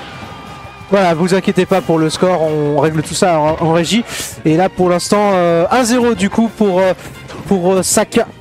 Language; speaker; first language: French; native; French